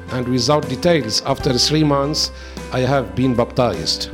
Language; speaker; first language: English; non-native, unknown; Arabic